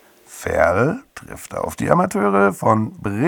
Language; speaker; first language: German; native; German